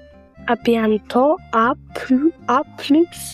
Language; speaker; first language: French; non-native, learner; Uzbek